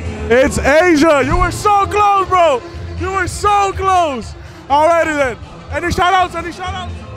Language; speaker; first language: English; early bilingual, other home language; Spanish